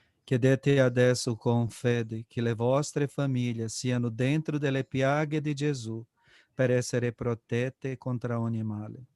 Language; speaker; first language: Italian; non-native, fluent; Portuguese